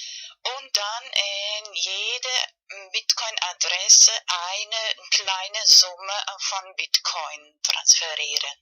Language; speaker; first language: German; non-native, fluent; Spanish